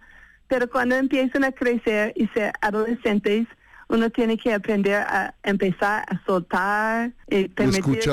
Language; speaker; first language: Spanish; non-native, fluent; English